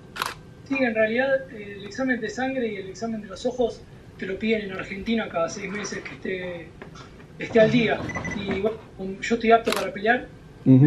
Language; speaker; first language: Spanish; native; Spanish